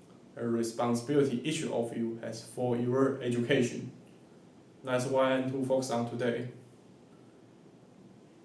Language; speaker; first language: English; non-native, learner; Chinese